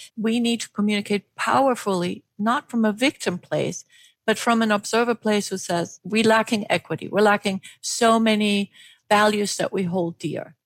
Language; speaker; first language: English; non-native, fluent; German